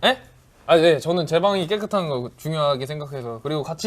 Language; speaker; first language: Korean; native; Korean